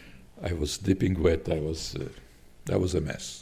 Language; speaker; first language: English; non-native, fluent; Slovak